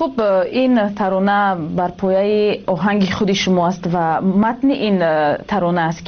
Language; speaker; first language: Tajik; native; Tajik